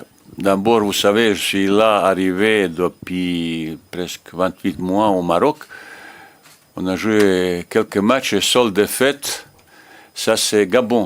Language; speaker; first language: French; non-native, learner; Bosnian